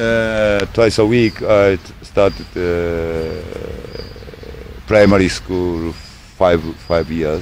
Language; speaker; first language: English; non-native, learner; Japanese